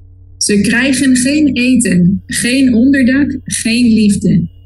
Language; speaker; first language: Dutch; non-native, learner; Spanish